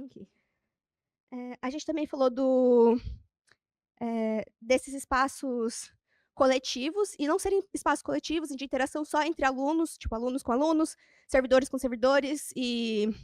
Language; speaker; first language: Portuguese; native; Portuguese